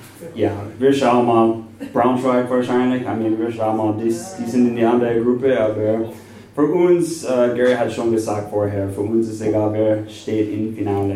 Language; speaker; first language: German; non-native, fluent; English